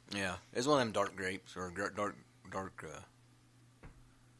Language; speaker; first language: English; native; English